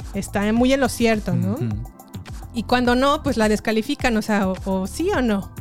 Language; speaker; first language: Spanish; native; Spanish